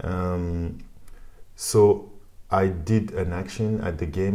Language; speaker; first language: English; non-native, fluent; French